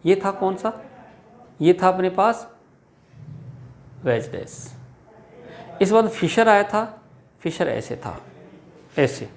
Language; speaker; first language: Hindi; native; Hindi